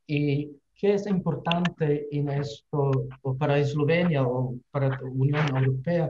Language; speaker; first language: Spanish; non-native, fluent; Slovenian